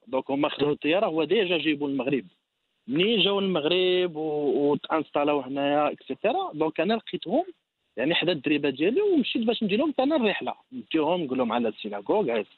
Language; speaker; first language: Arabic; native; Arabic